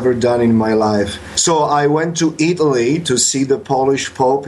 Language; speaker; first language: English; non-native, fluent; Polish